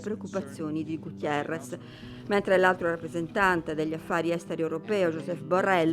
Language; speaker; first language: Italian; native; Italian